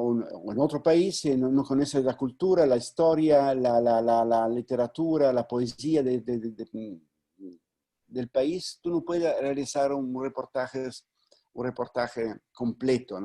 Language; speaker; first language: Spanish; non-native, fluent; Italian